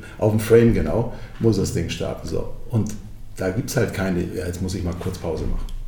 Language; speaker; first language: German; early bilingual, other home language; Croatian